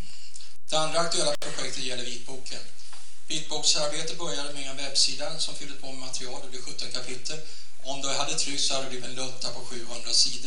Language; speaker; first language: Swedish; native; Swedish